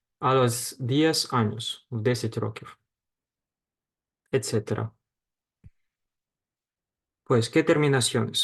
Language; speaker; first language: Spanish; non-native, fluent; Ukrainian